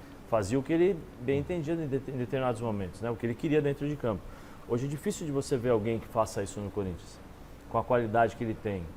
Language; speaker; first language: Portuguese; native; Portuguese